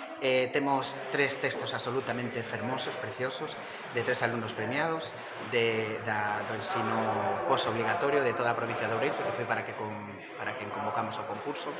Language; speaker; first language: Galician; native; Galician